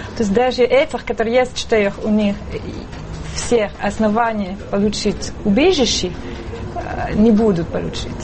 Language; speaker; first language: Russian; non-native, fluent; French